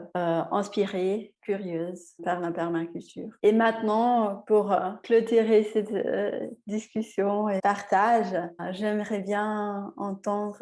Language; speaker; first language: French; non-native, fluent; Portuguese